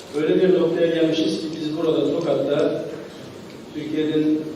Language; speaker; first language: Turkish; early bilingual, heritage; Turkish